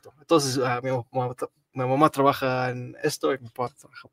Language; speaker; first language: Spanish; non-native, learner; Arabic